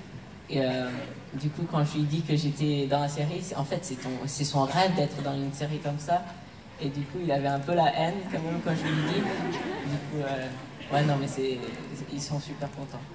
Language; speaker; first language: French; early bilingual, heritage; English